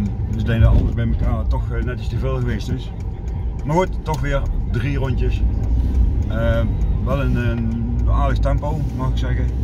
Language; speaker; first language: Dutch; native; Dutch